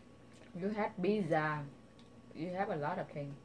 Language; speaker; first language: English; non-native, learner; Vietnamese